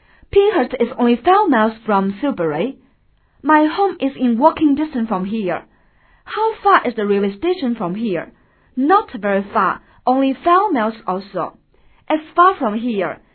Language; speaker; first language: English; non-native, fluent; Chinese